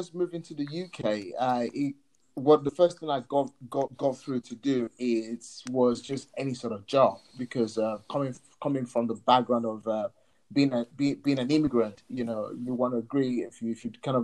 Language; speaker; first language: English; non-native, local second language; Yoruba